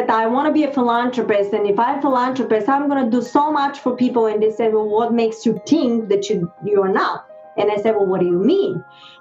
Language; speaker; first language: English; non-native, fluent; Bulgarian